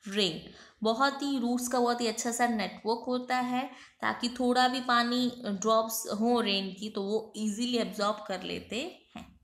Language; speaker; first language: Hindi; non-native, local second language; Gujarati